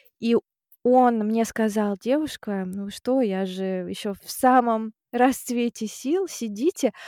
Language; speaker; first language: Russian; native; Russian